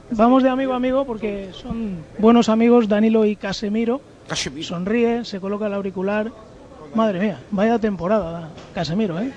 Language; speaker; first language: Spanish; native; Spanish